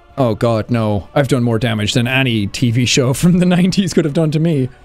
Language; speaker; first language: English; native; English